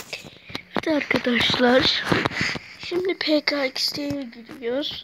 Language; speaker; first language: Turkish; native; Turkish